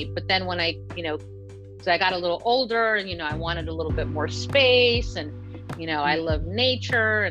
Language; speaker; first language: English; early bilingual, other home language; Spanish